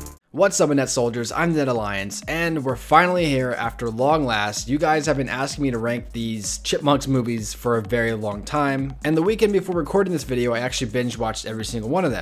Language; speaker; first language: English; native; English